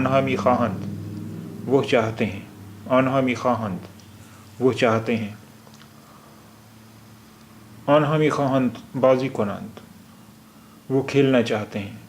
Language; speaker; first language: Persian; non-native, fluent; Urdu